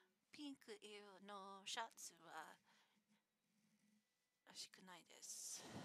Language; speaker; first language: Japanese; non-native, learner; English